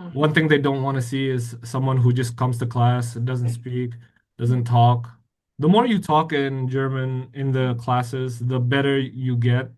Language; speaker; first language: English; non-native, fluent; Indonesian